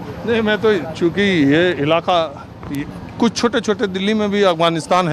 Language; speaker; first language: Hindi; native; Hindi